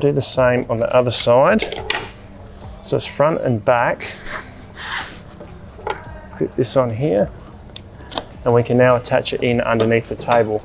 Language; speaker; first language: English; native; English